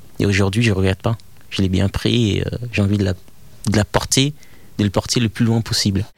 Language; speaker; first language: French; non-native, fluent; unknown